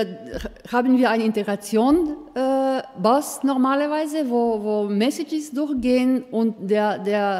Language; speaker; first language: German; non-native, fluent; Croatian